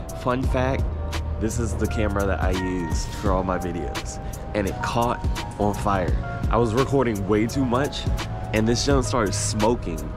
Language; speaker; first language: English; native; English